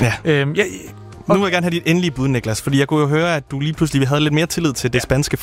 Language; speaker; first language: Danish; native; Danish